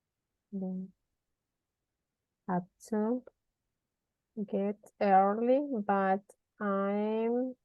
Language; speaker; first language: English; non-native, learner; Spanish